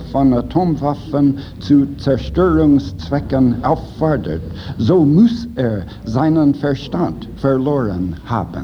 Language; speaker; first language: German; non-native, fluent; English